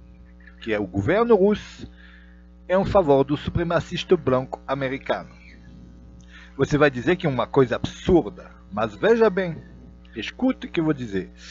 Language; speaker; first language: Portuguese; non-native, fluent; Russian